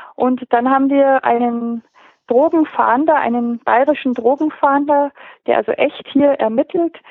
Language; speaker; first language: German; native; German